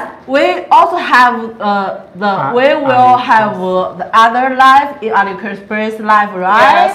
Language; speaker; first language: English; non-native, learner; Chinese